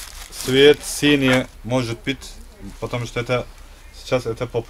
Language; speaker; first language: Russian; non-native, learner; Turkish